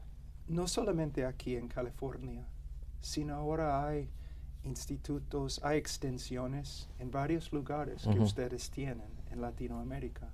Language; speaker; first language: Spanish; non-native, fluent; English